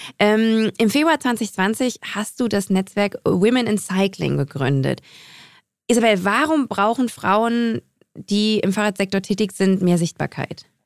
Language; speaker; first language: German; native; German